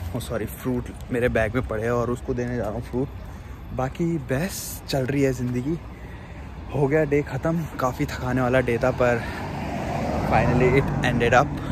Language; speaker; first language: Hindi; native; Hindi